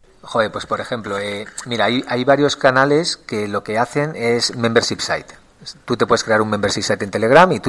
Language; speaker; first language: Spanish; native; Spanish